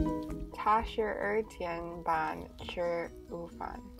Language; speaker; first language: Chinese; non-native, learner; English